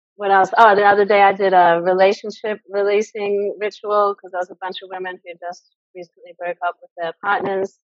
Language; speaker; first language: English; native; English